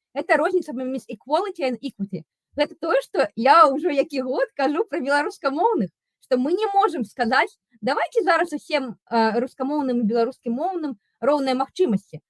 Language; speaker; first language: Belarusian; non-native, local second language; Russian